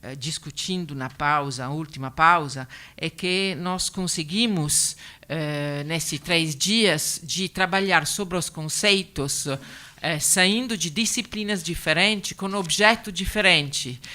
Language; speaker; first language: Portuguese; non-native, learner; Italian